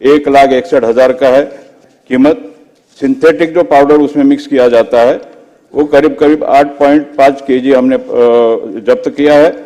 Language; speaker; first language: Hindi; non-native, local second language; Marathi